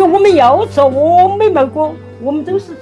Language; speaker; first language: Chinese; native; Chinese